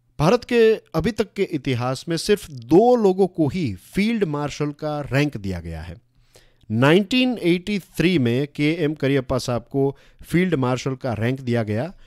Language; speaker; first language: Hindi; non-native, local second language; Gujarati